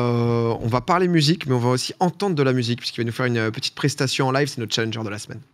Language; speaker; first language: French; native; French